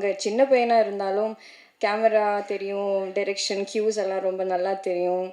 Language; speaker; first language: Tamil; non-native, learner; Malayalam